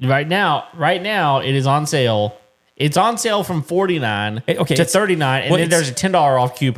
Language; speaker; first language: English; native; English